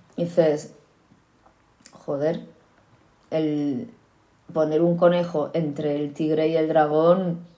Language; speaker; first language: Spanish; early bilingual, other home language; Korean